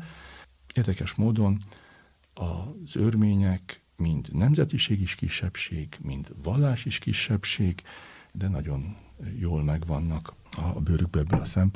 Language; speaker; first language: Hungarian; native; Hungarian